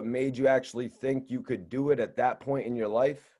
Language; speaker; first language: English; native; English